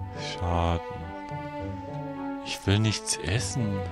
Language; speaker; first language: German; native; German